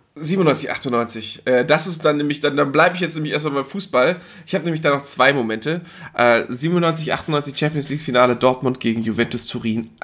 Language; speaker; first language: German; native; German